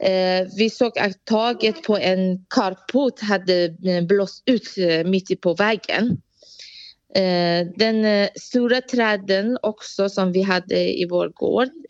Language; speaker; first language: Swedish; non-native, fluent; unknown